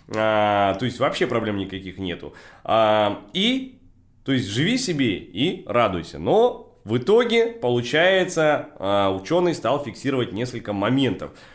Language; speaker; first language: Russian; native; Russian